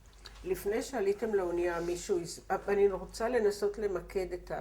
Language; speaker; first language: Hebrew; native; Hebrew